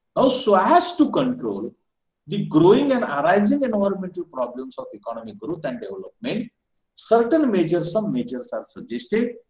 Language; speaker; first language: English; non-native, local second language; Marathi